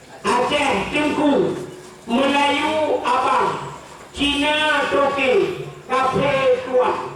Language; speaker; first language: Malay; non-native, local second language; Achinese